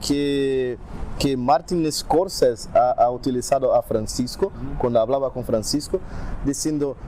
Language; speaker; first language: Spanish; non-native, fluent; Portuguese